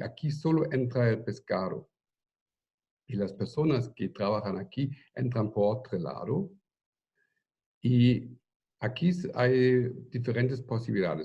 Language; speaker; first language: Spanish; non-native, fluent; German